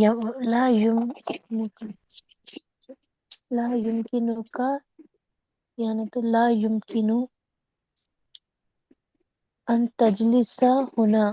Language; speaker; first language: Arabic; non-native, learner; Urdu